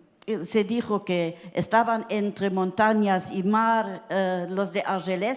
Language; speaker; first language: Spanish; early bilingual, heritage; Spanish